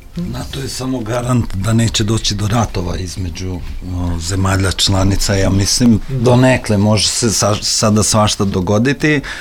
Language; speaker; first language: Serbian; non-native, local second language; Albanian